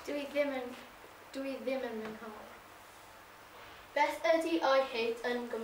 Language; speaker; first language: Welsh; non-native, learner; English